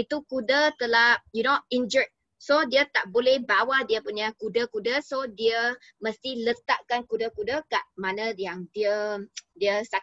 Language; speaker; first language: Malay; non-native, local second language; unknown